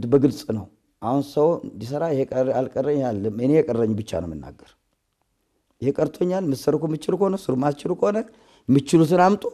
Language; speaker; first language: Amharic; native; Amharic